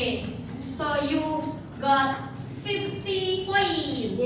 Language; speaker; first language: English; non-native, fluent; Indonesian